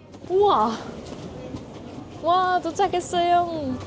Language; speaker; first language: Korean; non-native, learner; French